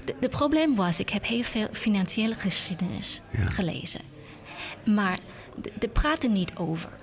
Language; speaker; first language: Dutch; non-native, learner; English